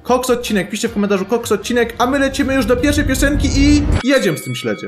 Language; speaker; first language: Polish; native; Polish